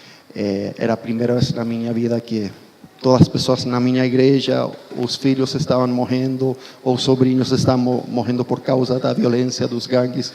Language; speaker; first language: Portuguese; non-native, fluent; Spanish